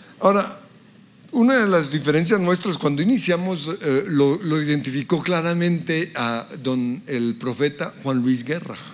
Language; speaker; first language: Spanish; early bilingual, other home language; English